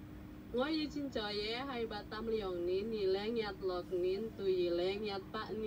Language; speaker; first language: Cantonese; non-native, learner; Indonesian